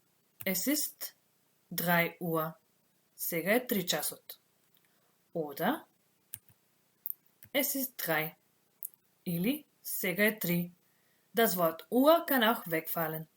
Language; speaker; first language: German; non-native, fluent; Macedonian